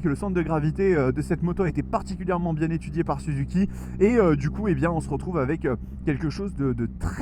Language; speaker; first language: French; native; French